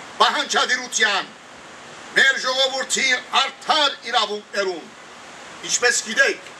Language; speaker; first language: Armenian; early bilingual, heritage; Armenian